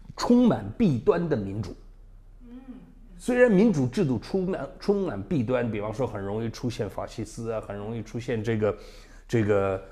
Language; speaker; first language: Chinese; native; Chinese